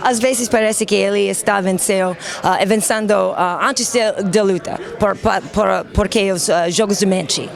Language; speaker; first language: Portuguese; non-native, learner; English